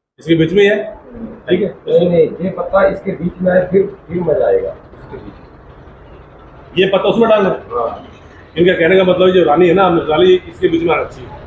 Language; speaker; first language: Hindi; non-native, local second language; Punjabi